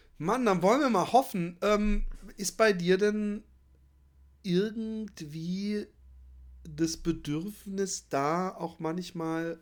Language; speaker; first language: German; native; German